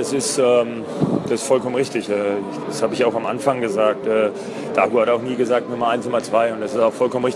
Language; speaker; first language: German; native; German